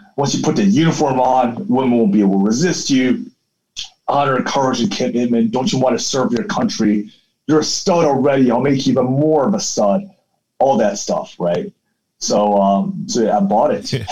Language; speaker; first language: English; early bilingual, other home language; Chinese